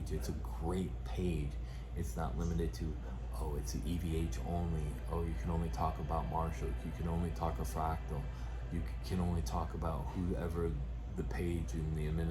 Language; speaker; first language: English; native; English